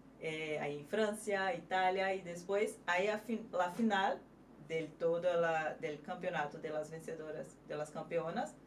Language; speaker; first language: Spanish; non-native, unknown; Portuguese